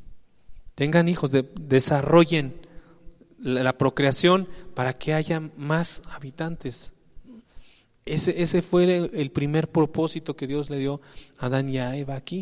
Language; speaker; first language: Spanish; native; Spanish